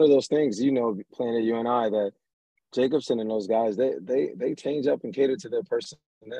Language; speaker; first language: English; native; English